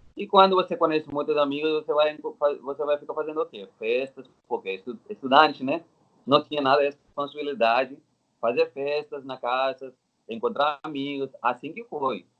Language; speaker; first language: Portuguese; non-native, learner; Telugu